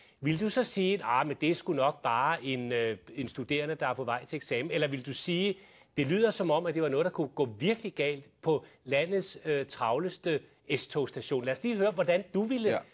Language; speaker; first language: Danish; native; Danish